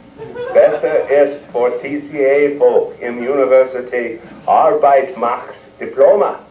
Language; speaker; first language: German; non-native, learner; English